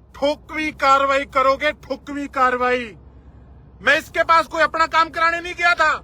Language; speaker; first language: Hindi; non-native, local second language; Punjabi